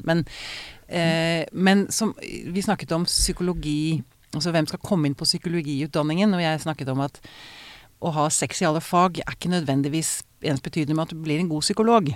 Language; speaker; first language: Norwegian; native; Norwegian